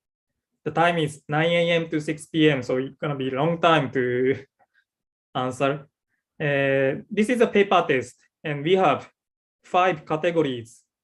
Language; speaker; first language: English; non-native, learner; Japanese